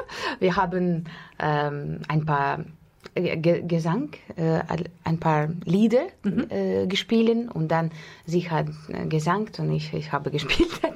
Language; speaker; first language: German; non-native, learner; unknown